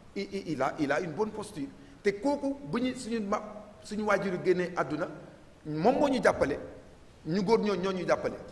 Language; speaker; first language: Wolof; non-native, local second language; Jola-Fonyi